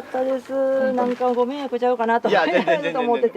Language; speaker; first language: Japanese; native; Japanese